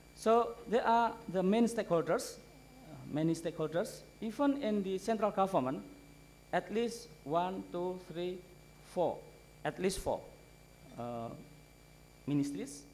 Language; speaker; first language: English; non-native, fluent; Indonesian